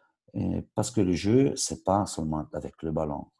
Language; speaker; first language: French; non-native, local second language; Italian